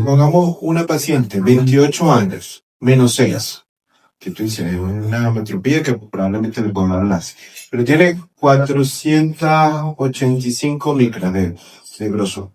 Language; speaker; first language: Spanish; native; Spanish